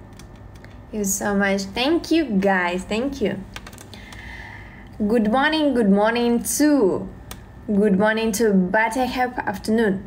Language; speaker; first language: English; non-native, learner; Russian